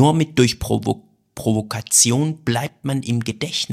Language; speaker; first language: German; non-native, fluent; Persian